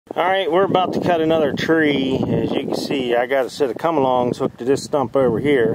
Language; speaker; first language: English; native; English